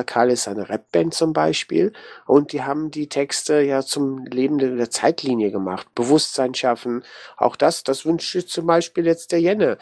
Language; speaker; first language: German; native; German